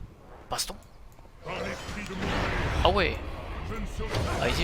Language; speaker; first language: French; native; French